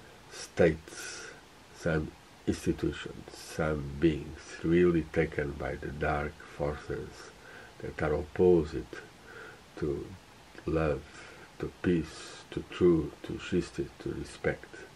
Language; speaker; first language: English; non-native, fluent; Portuguese